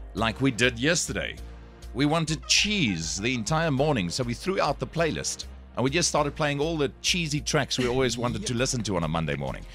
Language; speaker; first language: English; non-native, local second language; Afrikaans